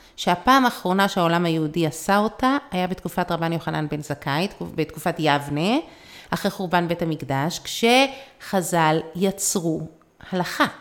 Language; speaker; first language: Hebrew; native; Hebrew